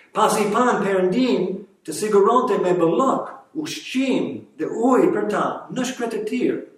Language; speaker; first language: Albanian; non-native, fluent; English